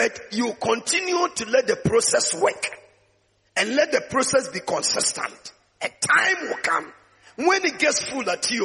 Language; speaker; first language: English; non-native, local second language; Akan